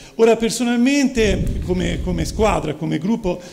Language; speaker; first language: Italian; native; Italian